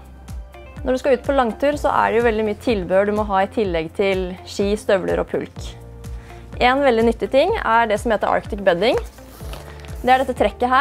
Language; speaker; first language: Norwegian; native; Norwegian